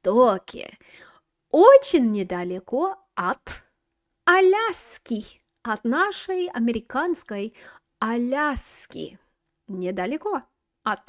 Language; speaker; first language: Russian; non-native, fluent; English